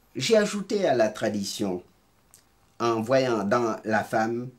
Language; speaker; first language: French; non-native, local second language; Serer